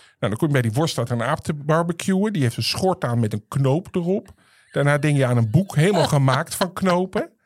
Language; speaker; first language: Dutch; native; Dutch